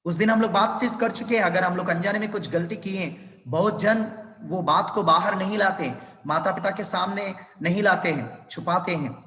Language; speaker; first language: Hindi; non-native, local second language; Telugu